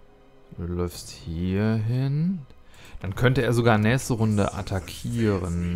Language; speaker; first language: German; native; German